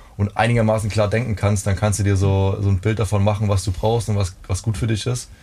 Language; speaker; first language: German; native; German